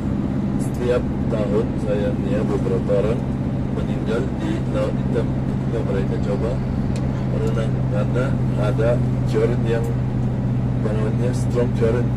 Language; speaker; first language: Indonesian; non-native, fluent; Turkish